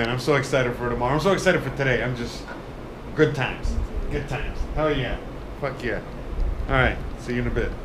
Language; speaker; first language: English; native; English